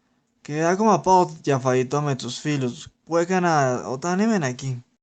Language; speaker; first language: Greek; non-native, learner; Spanish